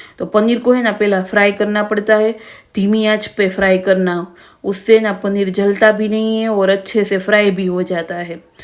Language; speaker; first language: Hindi; non-native, local second language; Gujarati